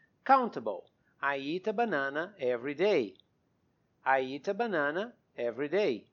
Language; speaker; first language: English; non-native, fluent; Portuguese